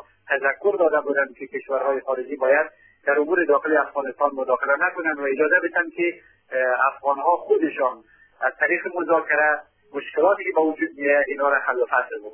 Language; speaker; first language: Persian; native; Persian